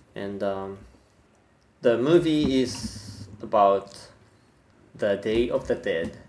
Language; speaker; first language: English; non-native, fluent; Japanese